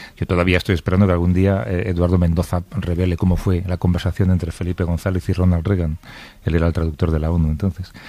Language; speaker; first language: Spanish; native; Spanish